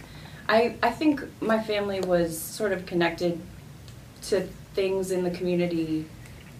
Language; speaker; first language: English; native; English